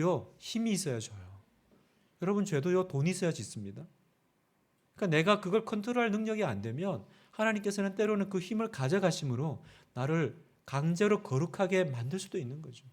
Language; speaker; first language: Korean; native; Korean